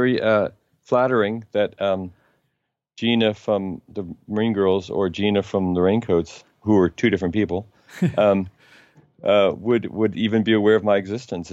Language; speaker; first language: English; native; English